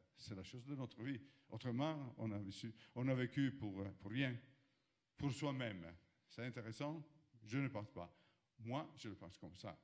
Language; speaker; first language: French; non-native, fluent; Italian